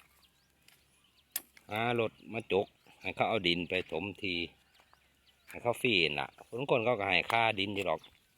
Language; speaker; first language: Thai; native; Thai